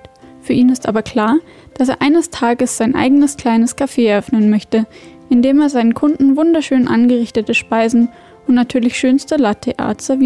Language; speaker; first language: German; native; German